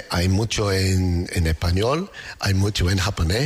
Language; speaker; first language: Spanish; non-native, learner; English